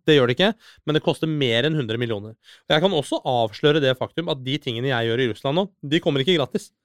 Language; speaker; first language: Norwegian; early bilingual, other home language; Persian